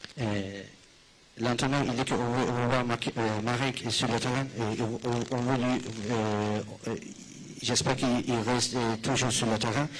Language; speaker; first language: French; non-native, fluent; Turkish